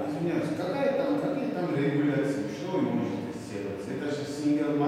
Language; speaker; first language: Russian; non-native, fluent; Georgian